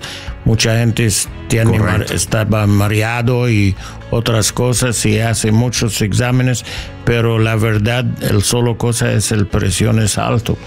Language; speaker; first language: Spanish; non-native, learner; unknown